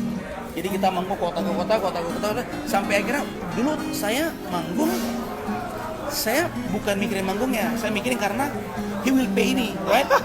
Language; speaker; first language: Indonesian; non-native, local second language; Achinese